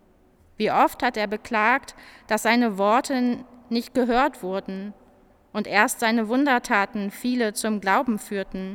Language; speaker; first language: German; native; German